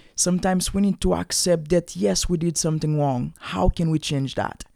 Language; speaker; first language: English; non-native, fluent; Haitian Creole